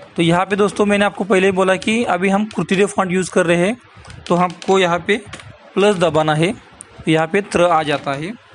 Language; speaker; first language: Hindi; non-native, local second language; Marathi